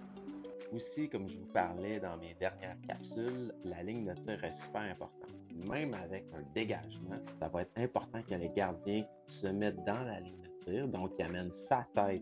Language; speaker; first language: French; native; French